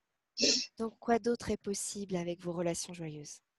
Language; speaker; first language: French; native; French